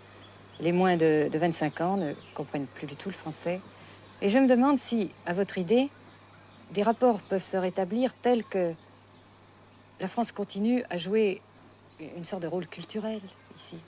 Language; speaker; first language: French; native; French